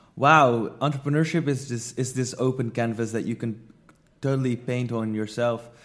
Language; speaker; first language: English; non-native, fluent; Dutch